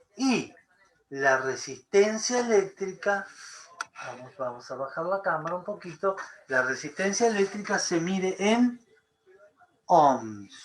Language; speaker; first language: Spanish; native; Spanish